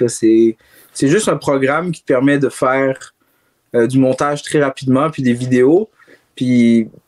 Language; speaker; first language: French; native; French